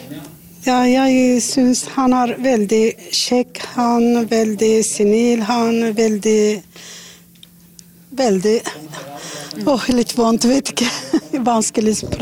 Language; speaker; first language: Norwegian; non-native, learner; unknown